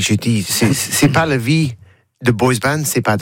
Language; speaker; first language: French; non-native, learner; English